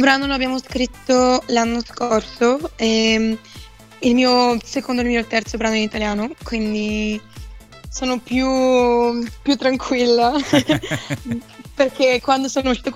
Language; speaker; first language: Italian; non-native, fluent; Bulgarian